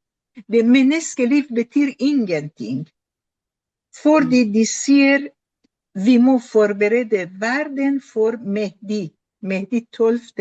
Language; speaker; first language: Norwegian; non-native, fluent; Persian